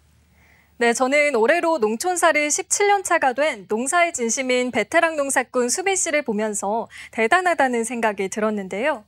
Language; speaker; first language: Korean; native; Korean